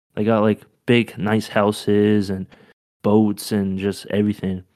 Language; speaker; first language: English; native; English